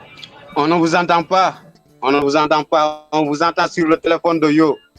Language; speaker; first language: French; non-native, local second language; Wolof